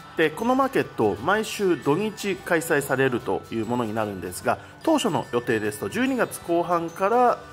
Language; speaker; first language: Japanese; native; Japanese